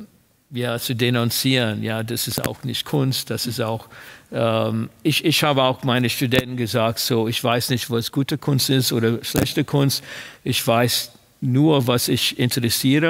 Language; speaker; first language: German; non-native, fluent; English